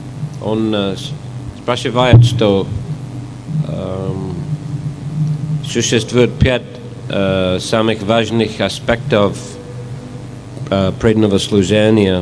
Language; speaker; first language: Russian; non-native, fluent; English